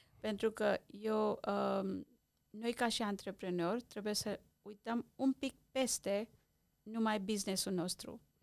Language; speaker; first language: Romanian; non-native, local second language; Hungarian